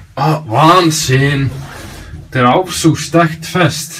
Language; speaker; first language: German; non-native, learner; Icelandic